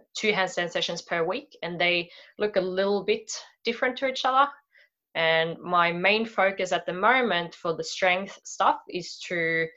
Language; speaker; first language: English; non-native, fluent; Swedish